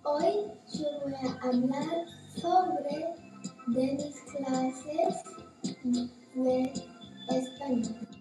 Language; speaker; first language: Spanish; non-native, learner; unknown